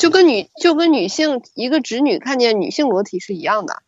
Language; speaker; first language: Chinese; native; Chinese